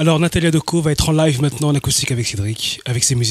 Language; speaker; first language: French; native; French